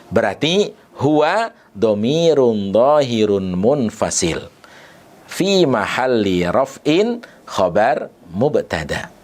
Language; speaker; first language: Arabic; non-native, fluent; Indonesian